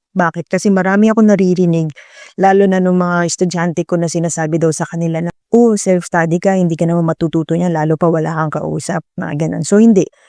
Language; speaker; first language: Filipino; native; Filipino